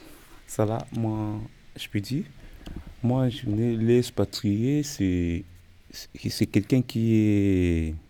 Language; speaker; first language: French; non-native, learner; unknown